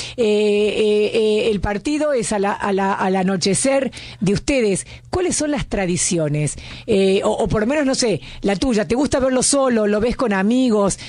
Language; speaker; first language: Spanish; native; Spanish